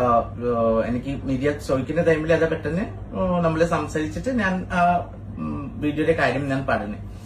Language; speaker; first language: Malayalam; non-native, fluent; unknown